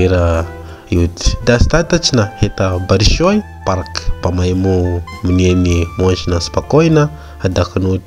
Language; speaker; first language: Russian; non-native, learner; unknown